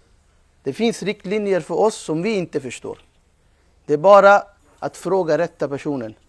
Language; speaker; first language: Swedish; non-native, fluent; Urdu